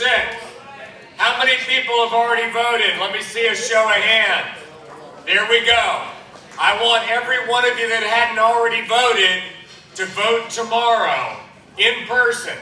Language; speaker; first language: English; native; English